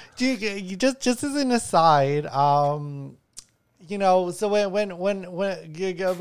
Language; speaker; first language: English; native; English